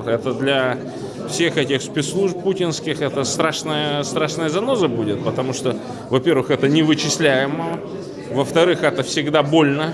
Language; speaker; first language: Russian; native; Russian